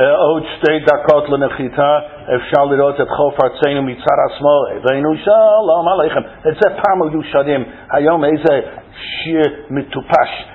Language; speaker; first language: Hebrew; non-native, fluent; English